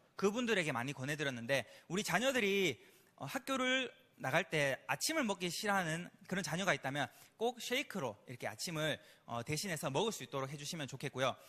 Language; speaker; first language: Korean; native; Korean